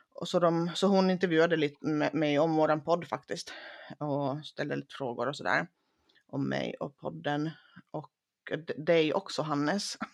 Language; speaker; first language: Swedish; early bilingual, other home language; Finnish